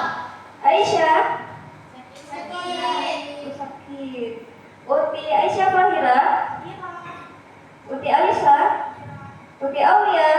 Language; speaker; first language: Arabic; non-native, fluent; Indonesian